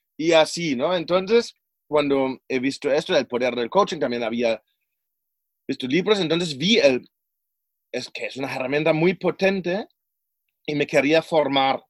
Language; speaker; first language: Spanish; non-native, fluent; German